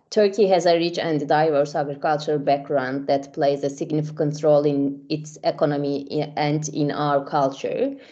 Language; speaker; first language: English; non-native, fluent; Turkish